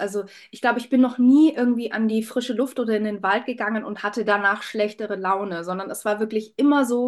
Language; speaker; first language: German; native; German